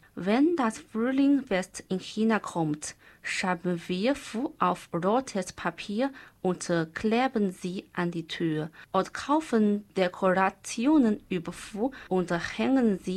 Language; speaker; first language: German; non-native, learner; Chinese